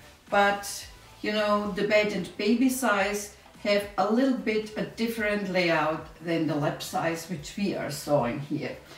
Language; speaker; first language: English; non-native, fluent; German